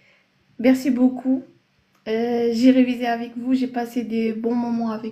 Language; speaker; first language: French; non-native, learner; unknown